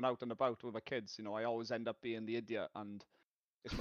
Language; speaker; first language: English; native; English